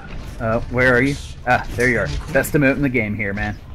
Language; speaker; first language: English; native; English